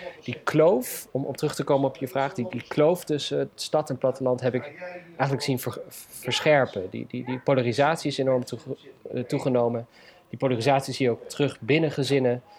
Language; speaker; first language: Dutch; native; Dutch